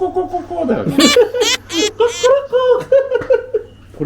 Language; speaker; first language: Japanese; native; Japanese